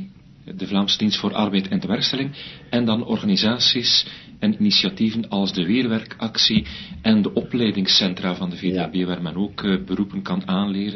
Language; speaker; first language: Dutch; native; Dutch